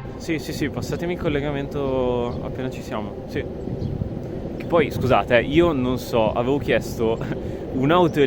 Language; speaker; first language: Italian; native; Italian